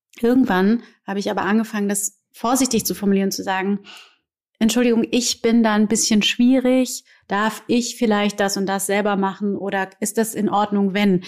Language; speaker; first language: German; native; German